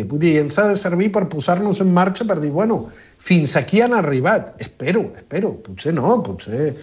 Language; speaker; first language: Catalan; non-native, fluent; Spanish